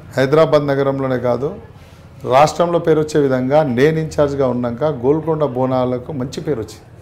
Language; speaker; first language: Telugu; non-native, local second language; Hindi